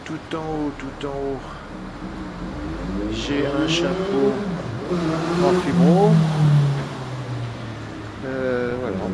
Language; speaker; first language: French; native; French